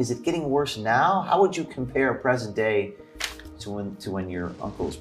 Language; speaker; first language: English; native; English